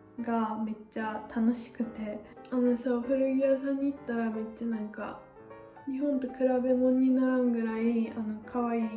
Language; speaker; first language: Japanese; native; Japanese